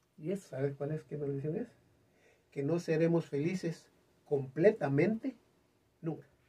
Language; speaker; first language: Spanish; native; Spanish